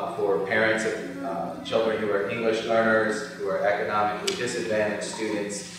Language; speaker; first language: English; native; English